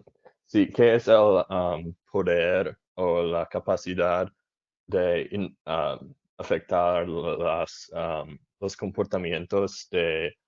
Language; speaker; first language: Spanish; non-native, learner; English